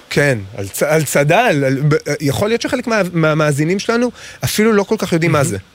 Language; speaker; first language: Hebrew; native; Hebrew